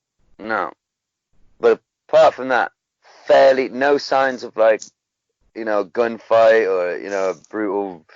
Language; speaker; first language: English; native; English